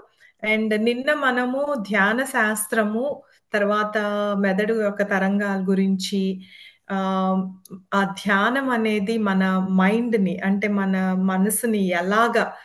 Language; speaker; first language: Telugu; native; Telugu